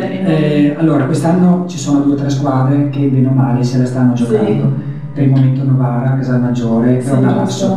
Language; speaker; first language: Italian; native; Italian